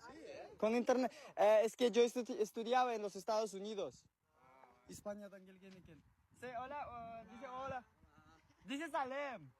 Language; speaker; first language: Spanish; non-native, learner; Kazakh